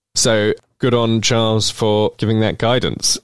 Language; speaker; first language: English; native; English